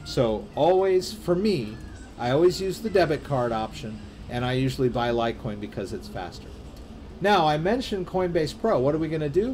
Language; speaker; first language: English; native; English